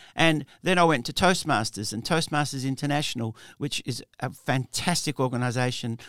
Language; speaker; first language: English; early bilingual, other home language; Italian